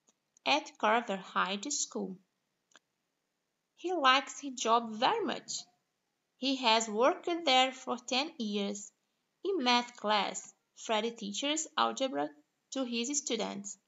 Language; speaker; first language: English; non-native, fluent; Portuguese